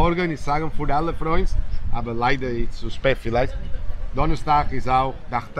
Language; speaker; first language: German; non-native, learner; Spanish